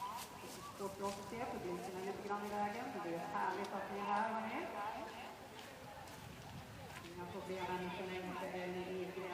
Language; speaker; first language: Swedish; native; Swedish